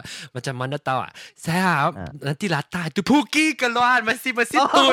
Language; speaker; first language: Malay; non-native, local second language; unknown